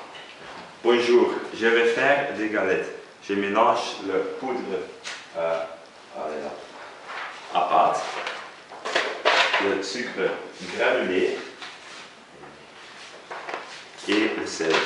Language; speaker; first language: French; non-native, learner; Dutch